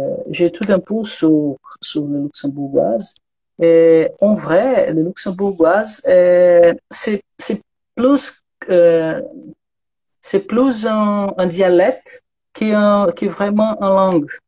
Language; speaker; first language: French; non-native, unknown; Portuguese